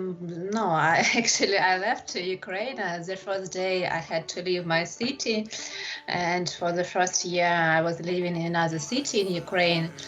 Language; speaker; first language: English; non-native, learner; Ukrainian